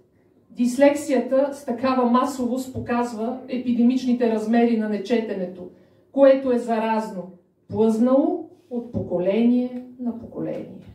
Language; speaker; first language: Bulgarian; native; Bulgarian